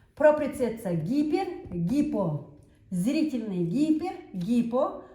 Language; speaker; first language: Russian; non-native, local second language; Kazakh